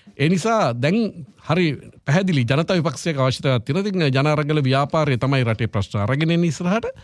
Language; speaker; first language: Sinhala; native; Sinhala